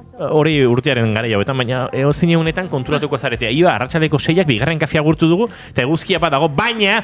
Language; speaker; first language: Basque; native; Basque